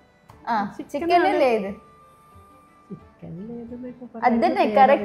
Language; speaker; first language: Malayalam; non-native, learner; Kannada